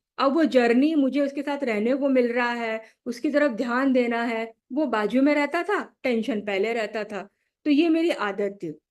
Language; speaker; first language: Hindi; non-native, local second language; Marathi